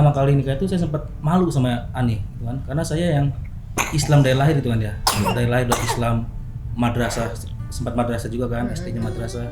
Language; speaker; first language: Indonesian; native; Indonesian